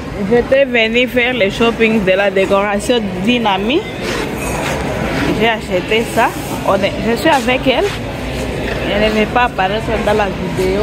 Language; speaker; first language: French; non-native, local second language; Swahili